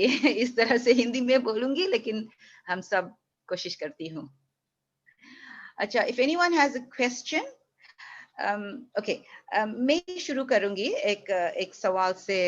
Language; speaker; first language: Hindi; early bilingual, heritage; Hindi